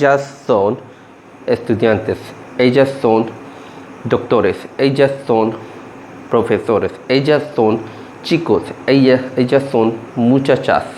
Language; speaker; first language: Spanish; non-native, learner; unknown